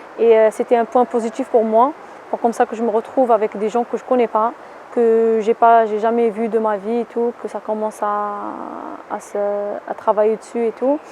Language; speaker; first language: French; non-native, local second language; Arabic